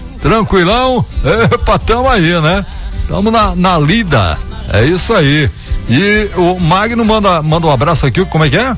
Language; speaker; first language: Portuguese; native; Portuguese